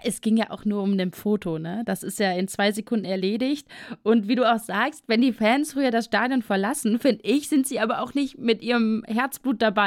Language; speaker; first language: German; native; German